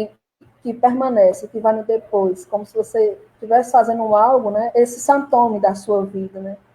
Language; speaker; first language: Portuguese; native; Portuguese